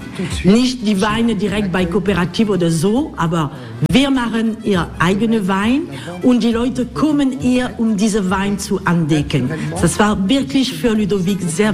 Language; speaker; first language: German; non-native, learner; French